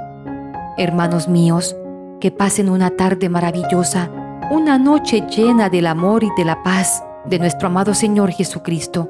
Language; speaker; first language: Spanish; native; Spanish